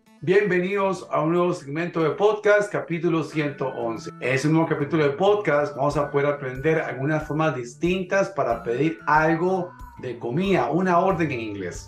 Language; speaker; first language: Spanish; native; Spanish